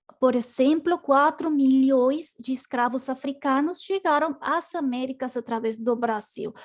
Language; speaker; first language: Portuguese; non-native, learner; Spanish